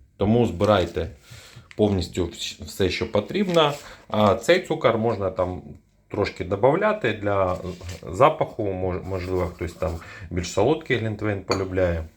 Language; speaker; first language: Ukrainian; non-native, local second language; Russian